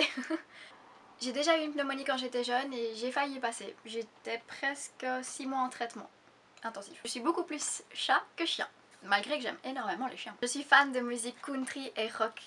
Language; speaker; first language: French; native; French